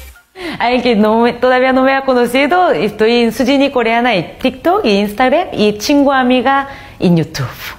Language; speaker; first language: Spanish; non-native, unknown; Korean